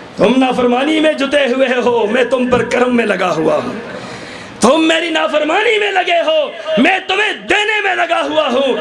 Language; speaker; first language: Urdu; non-native, local second language; Pahari-Potwari